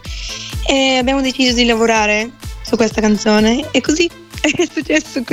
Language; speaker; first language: Italian; non-native, fluent; Bulgarian